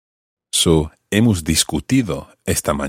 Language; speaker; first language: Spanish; non-native, fluent; English